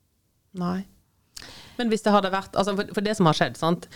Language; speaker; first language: Norwegian; native; Norwegian